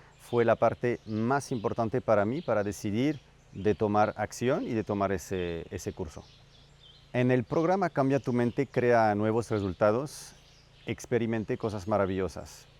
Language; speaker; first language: Spanish; non-native, fluent; French